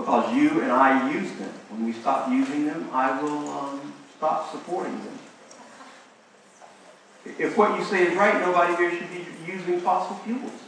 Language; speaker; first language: English; native; English